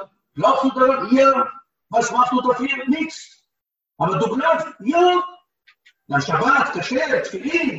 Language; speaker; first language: German; non-native, learner; Hebrew